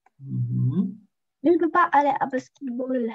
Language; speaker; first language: French; non-native, learner; Russian